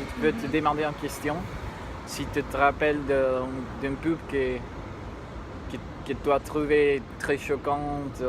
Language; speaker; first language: French; non-native, learner; Spanish